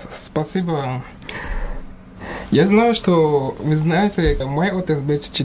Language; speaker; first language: Ukrainian; non-native, learner; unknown